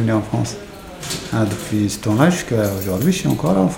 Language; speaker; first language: French; non-native, local second language; Arabic